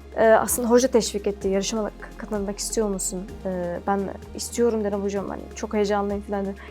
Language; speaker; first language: Turkish; early bilingual, other home language; Arabic